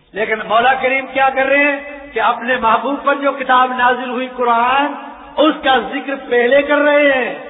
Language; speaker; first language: Urdu; non-native, local second language; Punjabi